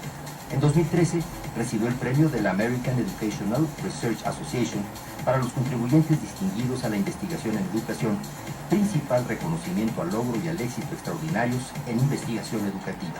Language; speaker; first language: Spanish; native; Spanish